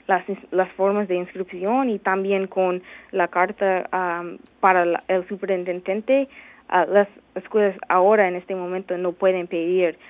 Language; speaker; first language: Spanish; non-native, learner; English